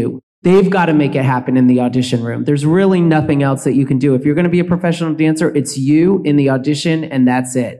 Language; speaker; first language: English; native; English